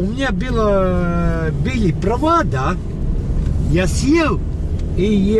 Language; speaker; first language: Russian; native; Russian